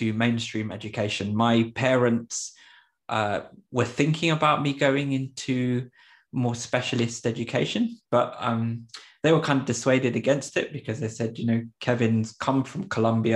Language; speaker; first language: English; early bilingual, other home language; Spanish